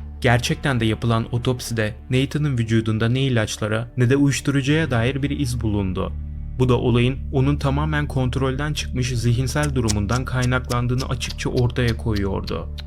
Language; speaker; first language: Turkish; native; Turkish